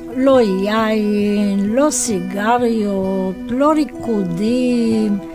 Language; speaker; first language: Hebrew; non-native, fluent; Romanian